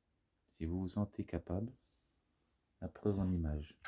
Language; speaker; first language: French; native; French